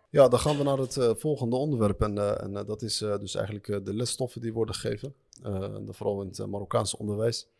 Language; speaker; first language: Dutch; early bilingual, other home language; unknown